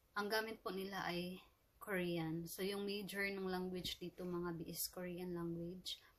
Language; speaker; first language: Filipino; native; Filipino